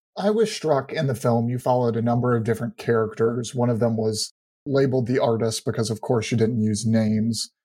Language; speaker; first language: English; native; English